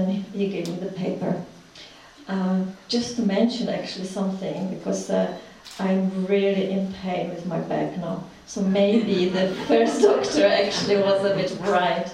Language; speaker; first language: English; non-native, fluent; Czech